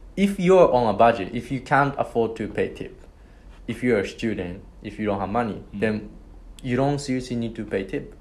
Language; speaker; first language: English; non-native, learner; Japanese